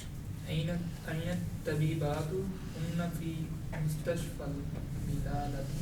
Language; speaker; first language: Arabic; non-native, learner; Urdu